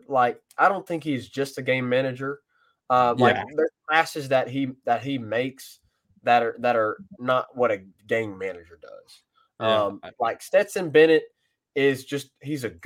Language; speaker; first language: English; native; English